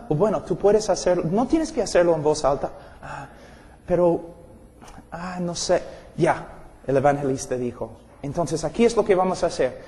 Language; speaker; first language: Spanish; non-native, fluent; English